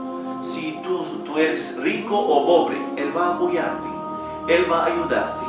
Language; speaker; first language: Spanish; non-native, fluent; Arabic